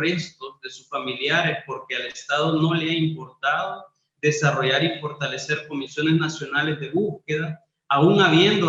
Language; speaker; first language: Spanish; native; Spanish